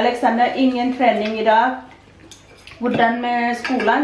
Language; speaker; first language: Swedish; non-native, learner; Thai